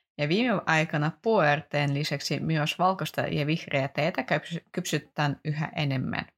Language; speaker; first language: Finnish; non-native, fluent; Russian